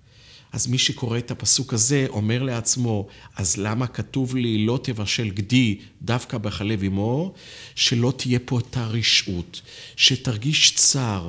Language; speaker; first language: Hebrew; native; Hebrew